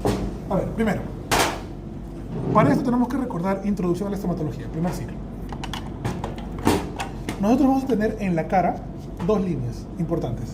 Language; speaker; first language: Spanish; native; Spanish